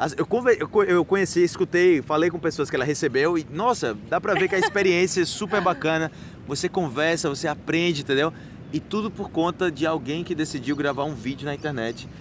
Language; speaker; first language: Portuguese; native; Portuguese